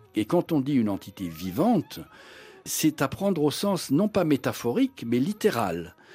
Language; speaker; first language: French; native; French